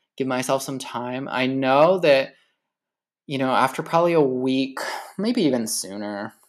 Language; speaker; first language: English; native; English